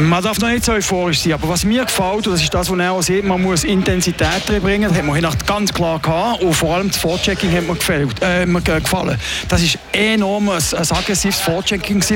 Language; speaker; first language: German; native; German